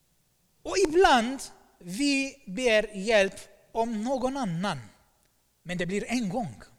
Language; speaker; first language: Swedish; non-native, fluent; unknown